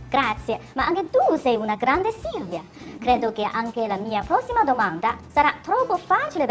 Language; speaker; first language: Italian; non-native, fluent; Chinese